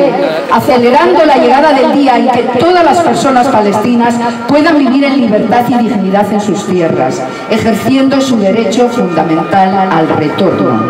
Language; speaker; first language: Spanish; native; Spanish